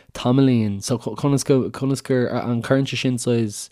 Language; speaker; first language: Irish; native; Irish